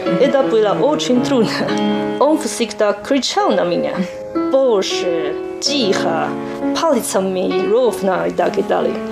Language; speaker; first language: Russian; non-native, learner; Chinese